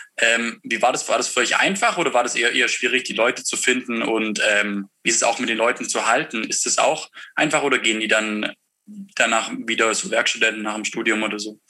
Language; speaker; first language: German; native; German